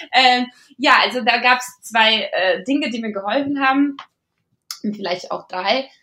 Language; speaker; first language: German; non-native, fluent; Latvian